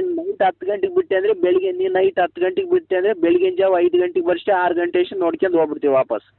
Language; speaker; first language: Kannada; native; Kannada